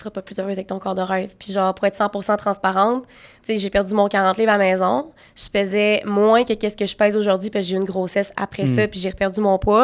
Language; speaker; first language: French; native; French